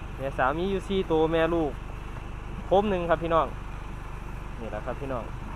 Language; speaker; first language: Thai; native; Thai